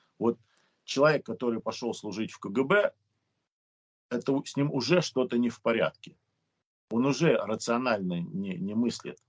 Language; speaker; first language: Russian; native; Russian